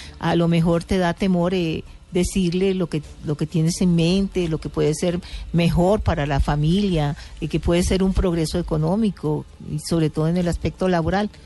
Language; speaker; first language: Spanish; native; Spanish